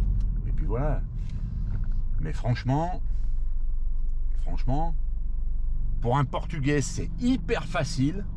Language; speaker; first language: French; native; French